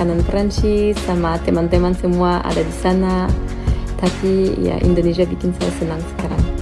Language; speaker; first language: Indonesian; non-native, fluent; French